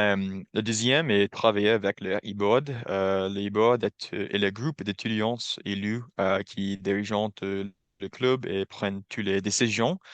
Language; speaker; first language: French; non-native, learner; English